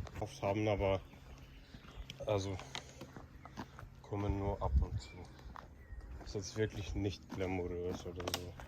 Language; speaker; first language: German; early bilingual, other home language; Turkish